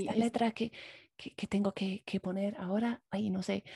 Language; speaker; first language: Spanish; non-native, fluent; English